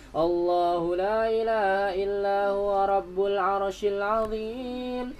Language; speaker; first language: Arabic; non-native, learner; Indonesian